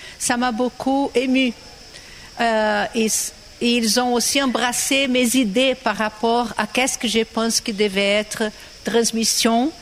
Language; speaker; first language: French; non-native, fluent; Portuguese